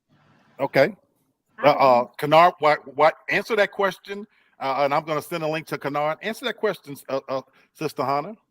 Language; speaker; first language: English; native; English